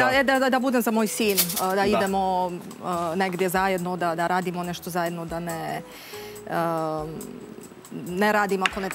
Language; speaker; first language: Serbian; non-native, learner; Romanian